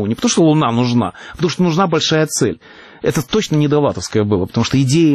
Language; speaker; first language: Russian; native; Russian